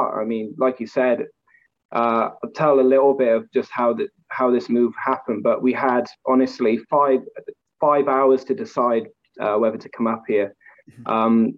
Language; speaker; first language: English; native; English